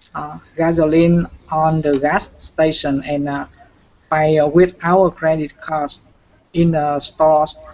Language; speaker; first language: English; non-native, learner; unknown